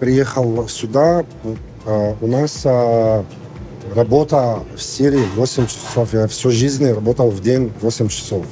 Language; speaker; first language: Russian; non-native, fluent; Arabic